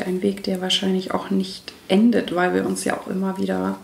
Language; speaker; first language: German; native; German